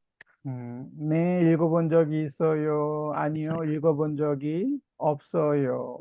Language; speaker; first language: Korean; native; Korean